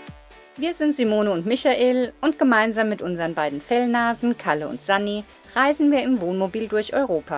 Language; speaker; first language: German; native; German